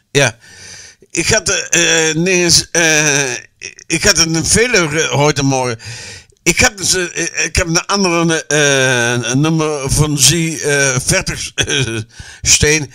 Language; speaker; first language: German; non-native, learner; Dutch